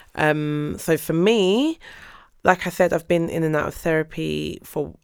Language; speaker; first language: English; early bilingual, other home language; Yoruba